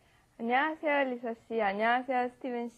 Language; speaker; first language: Korean; non-native, learner; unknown